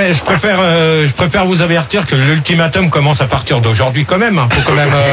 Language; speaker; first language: French; native; French